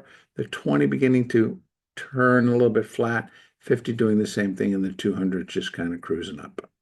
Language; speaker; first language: English; native; English